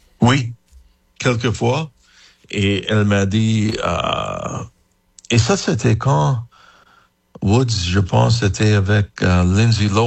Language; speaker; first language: French; non-native, fluent; English